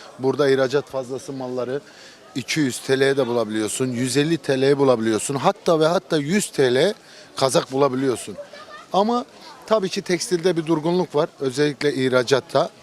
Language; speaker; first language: Turkish; native; Turkish